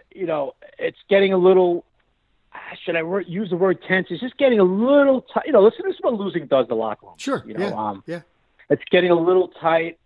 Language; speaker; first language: English; native; English